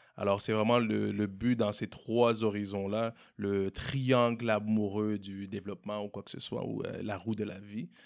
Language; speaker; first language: French; native; French